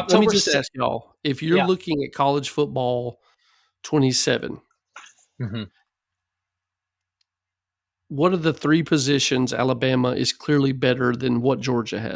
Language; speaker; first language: English; native; English